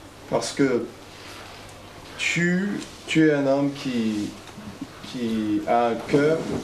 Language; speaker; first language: French; non-native, fluent; English